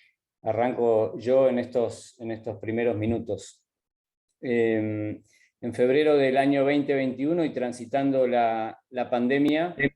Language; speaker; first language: Spanish; native; Spanish